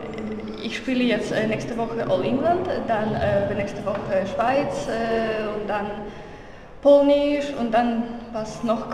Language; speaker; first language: German; non-native, learner; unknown